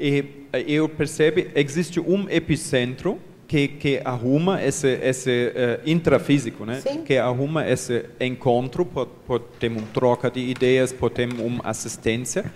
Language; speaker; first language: Portuguese; non-native, learner; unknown